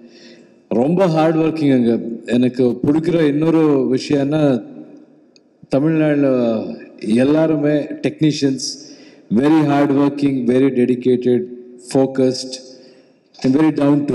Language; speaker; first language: Tamil; non-native, learner; Kannada